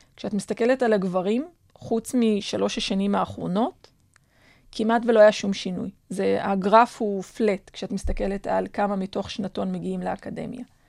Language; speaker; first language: Hebrew; native; Hebrew